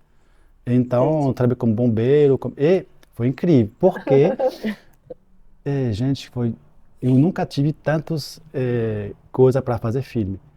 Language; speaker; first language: Portuguese; non-native, fluent; French